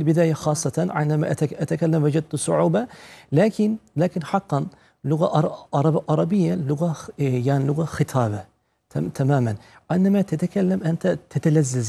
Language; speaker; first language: Arabic; non-native, fluent; Turkish